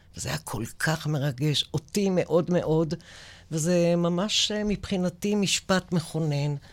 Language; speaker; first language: Hebrew; native; Hebrew